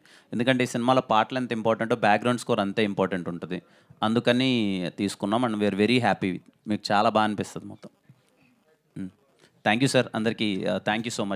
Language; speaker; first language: Telugu; native; Telugu